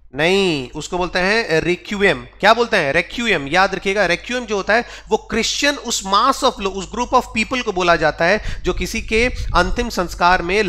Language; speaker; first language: Hindi; non-native, local second language; Odia